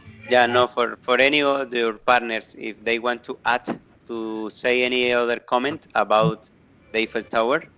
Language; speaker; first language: English; non-native, fluent; Spanish